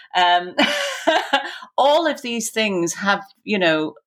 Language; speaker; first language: English; native; English